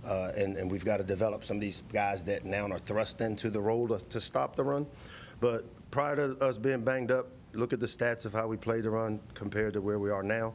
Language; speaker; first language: English; native; English